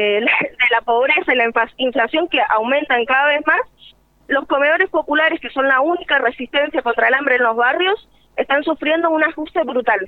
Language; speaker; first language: Spanish; native; Spanish